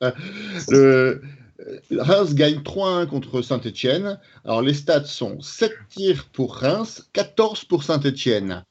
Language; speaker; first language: French; native; French